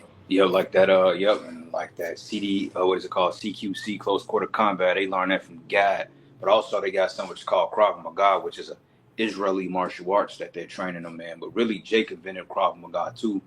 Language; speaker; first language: English; native; English